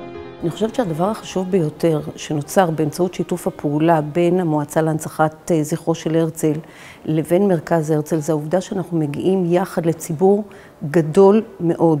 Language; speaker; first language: Hebrew; native; Hebrew